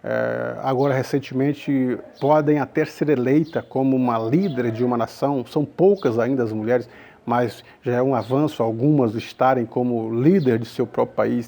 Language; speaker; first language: Portuguese; native; Portuguese